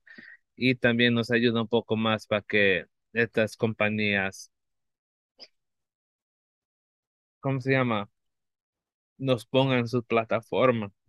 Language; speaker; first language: Spanish; early bilingual, heritage; Spanish